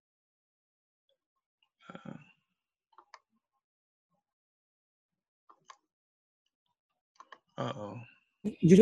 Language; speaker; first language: English; non-native, local second language; Hindi